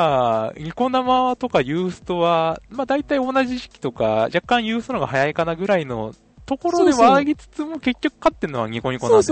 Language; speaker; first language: Japanese; native; Japanese